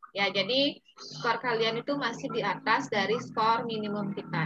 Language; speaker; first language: Indonesian; non-native, local second language; Balinese